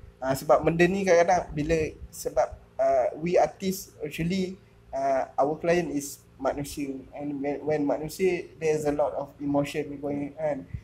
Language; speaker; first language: English; non-native, local second language; Malay